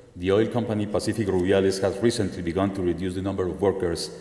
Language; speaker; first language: English; non-native, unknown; Spanish